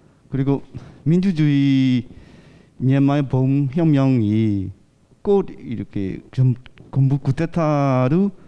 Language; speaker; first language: Korean; non-native, fluent; Burmese